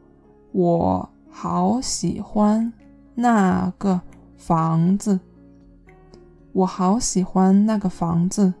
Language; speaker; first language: Chinese; non-native, learner; English